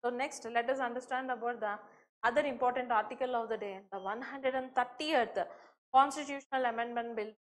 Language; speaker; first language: English; non-native, local second language; Telugu